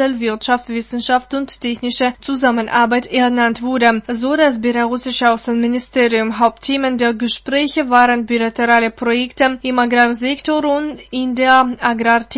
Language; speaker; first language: German; non-native, fluent; Russian